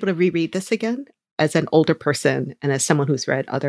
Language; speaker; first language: English; native; English